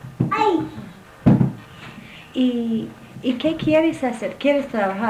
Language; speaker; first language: Spanish; non-native, fluent; English